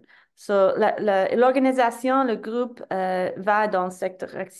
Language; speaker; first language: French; non-native, fluent; English